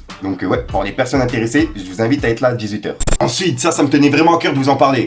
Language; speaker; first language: French; native; French